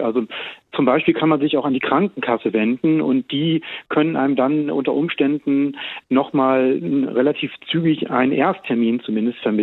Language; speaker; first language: German; native; German